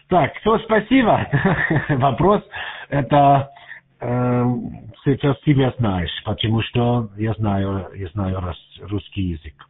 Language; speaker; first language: Russian; non-native, learner; German